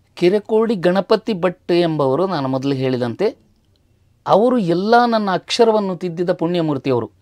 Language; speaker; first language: Kannada; non-native, local second language; Tulu